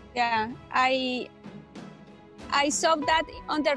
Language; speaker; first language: English; non-native, learner; Japanese